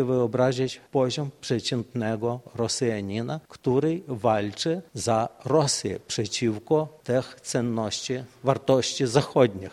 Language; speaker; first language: Polish; non-native, fluent; Ukrainian